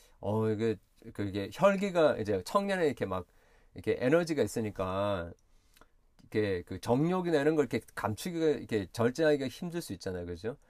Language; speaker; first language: Korean; early bilingual, heritage; Korean